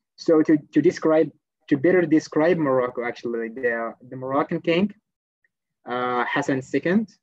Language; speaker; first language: English; non-native, fluent; Arabic